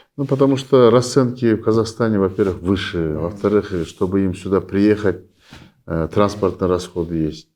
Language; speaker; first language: Russian; non-native, local second language; Kyrgyz